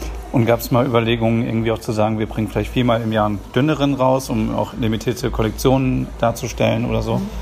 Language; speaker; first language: German; native; German